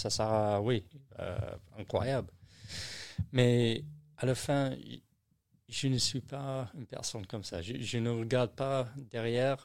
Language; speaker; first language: French; non-native, learner; English